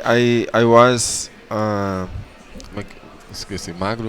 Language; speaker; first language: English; non-native, learner; Portuguese